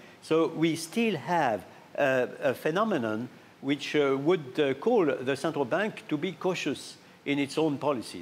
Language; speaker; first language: English; non-native, fluent; French